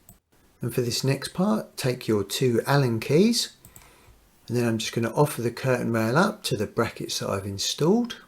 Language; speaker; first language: English; native; English